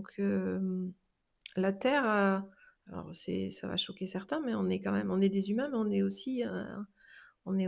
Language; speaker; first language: French; native; French